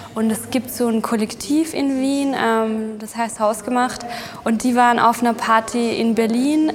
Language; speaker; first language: German; native; German